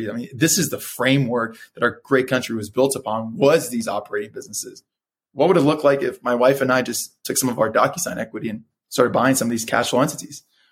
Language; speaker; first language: English; early bilingual, other home language; Spanish